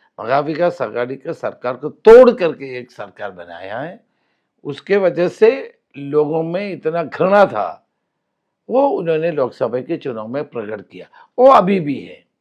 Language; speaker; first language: Hindi; non-native, local second language; Malayalam